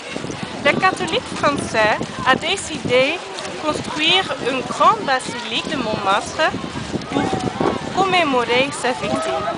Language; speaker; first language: French; non-native, learner; Dutch